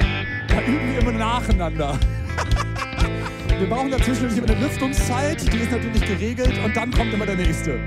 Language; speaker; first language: German; native; German